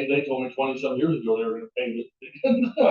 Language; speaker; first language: English; native; English